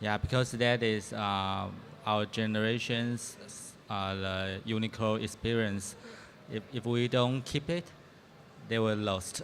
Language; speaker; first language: English; non-native, fluent; Chinese